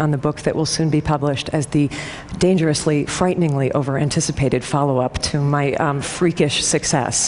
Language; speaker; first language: English; native; English